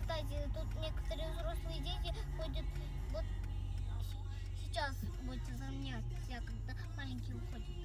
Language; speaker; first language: Russian; early bilingual, heritage; Russian